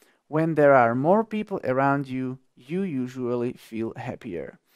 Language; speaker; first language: English; non-native, fluent; Slovak